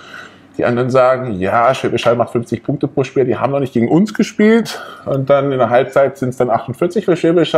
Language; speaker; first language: German; native; German